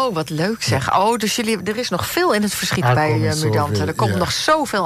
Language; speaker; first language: Dutch; native; Dutch